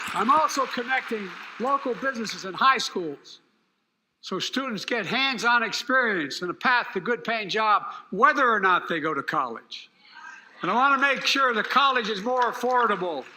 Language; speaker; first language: English; native; English